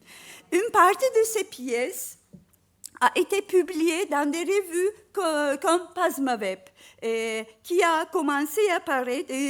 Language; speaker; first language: French; non-native, fluent; Turkish